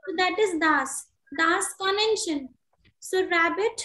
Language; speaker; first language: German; non-native, learner; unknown